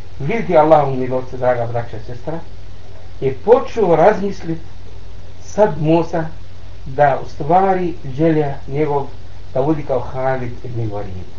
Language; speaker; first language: Bosnian; non-native, learner; Arabic